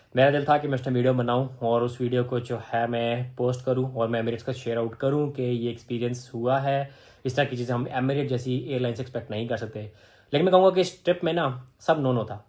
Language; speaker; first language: Urdu; native; Urdu